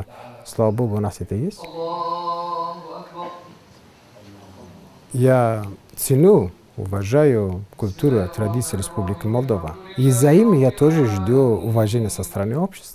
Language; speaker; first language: Russian; non-native, fluent; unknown